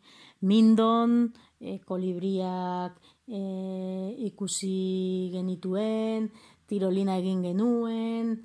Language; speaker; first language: Basque; non-native, local second language; Spanish